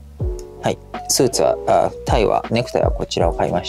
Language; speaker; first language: Japanese; native; Japanese